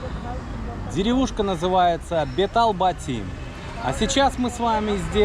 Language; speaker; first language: Russian; native; Russian